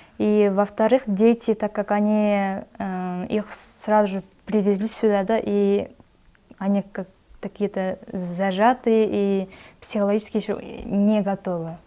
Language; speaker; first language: Russian; non-native, local second language; Kyrgyz